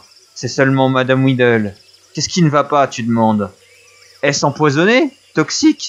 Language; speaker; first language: French; native; French